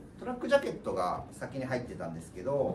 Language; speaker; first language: Japanese; native; Japanese